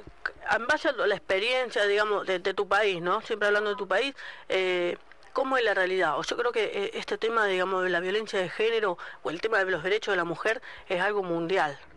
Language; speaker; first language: Spanish; native; Spanish